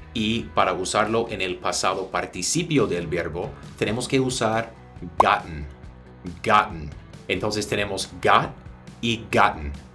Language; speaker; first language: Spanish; non-native, fluent; English